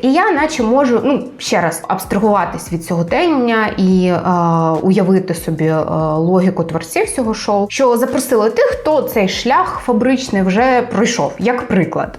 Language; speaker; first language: Ukrainian; native; Ukrainian